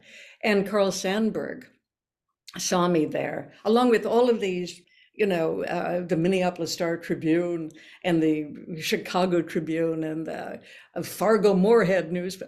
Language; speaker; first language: English; early bilingual, other home language; Norwegian